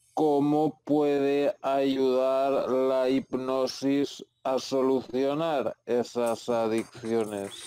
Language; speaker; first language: Spanish; native; Spanish